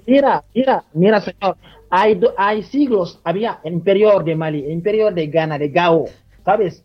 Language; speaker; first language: Spanish; non-native, fluent; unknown